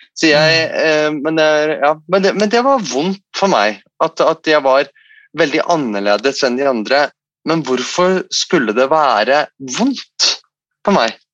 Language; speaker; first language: Norwegian; non-native, fluent; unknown